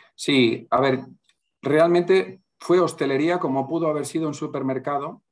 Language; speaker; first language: Spanish; native; Spanish